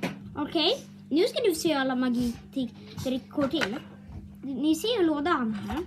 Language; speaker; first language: Swedish; native; Swedish